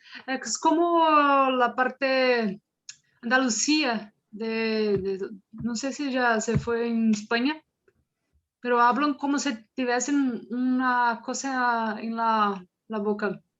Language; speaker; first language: Spanish; non-native, learner; Portuguese